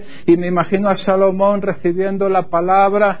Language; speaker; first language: Spanish; native; Spanish